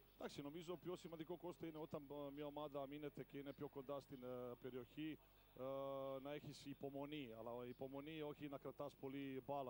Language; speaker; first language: Greek; non-native, fluent; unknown